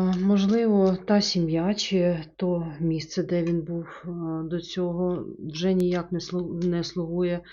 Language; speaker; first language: Ukrainian; non-native, local second language; Russian